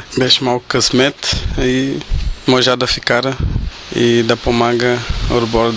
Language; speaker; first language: Bulgarian; non-native, learner; Portuguese